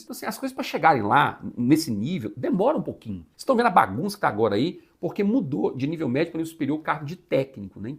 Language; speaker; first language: Portuguese; native; Portuguese